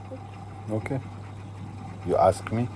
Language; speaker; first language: English; non-native, learner; Arabic